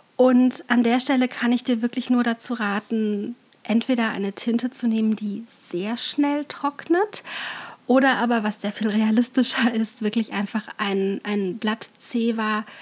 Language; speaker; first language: German; native; German